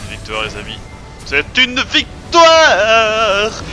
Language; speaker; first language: French; native; French